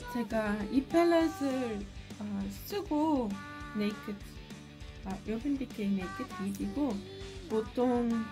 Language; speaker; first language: Korean; non-native, fluent; Dutch